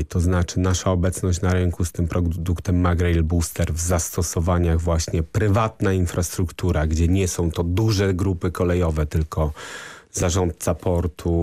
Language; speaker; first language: Polish; native; Polish